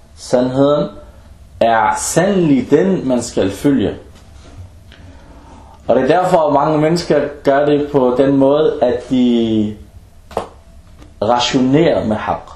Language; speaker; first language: Danish; non-native, fluent; Arabic